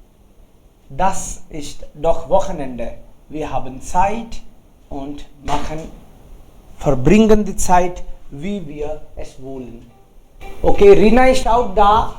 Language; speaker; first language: German; non-native, fluent; Hindi